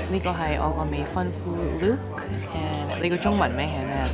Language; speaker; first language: Cantonese; early bilingual, heritage; Cantonese